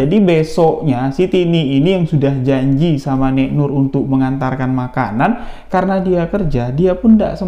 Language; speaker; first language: Indonesian; native; Indonesian